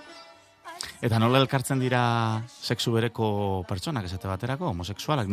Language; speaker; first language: Basque; native; Basque